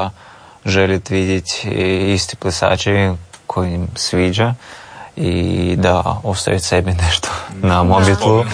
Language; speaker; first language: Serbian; non-native, learner; Russian